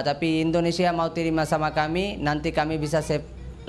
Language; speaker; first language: Indonesian; non-native, learner; Rohingya